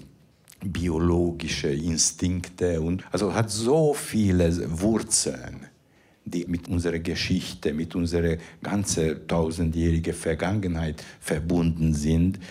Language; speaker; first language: German; non-native, fluent; Hungarian